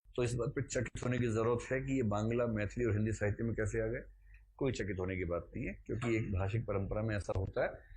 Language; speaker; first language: Hindi; native; Hindi